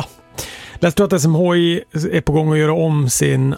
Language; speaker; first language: Swedish; native; Swedish